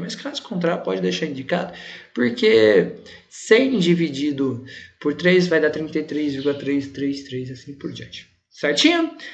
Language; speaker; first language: Portuguese; native; Portuguese